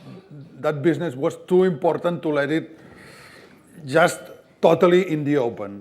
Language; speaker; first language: English; non-native, fluent; Catalan